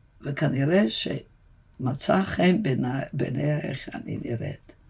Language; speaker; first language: Hebrew; non-native, fluent; Yiddish